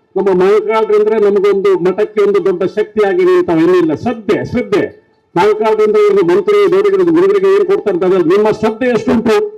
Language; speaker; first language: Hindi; non-native, local second language; Kannada